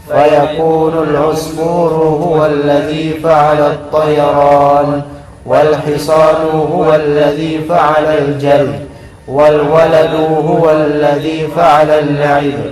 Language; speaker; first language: Arabic; non-native, fluent; Indonesian